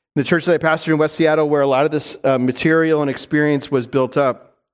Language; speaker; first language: English; native; English